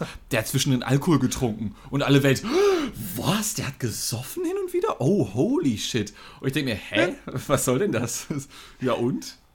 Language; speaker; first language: German; non-native, fluent; English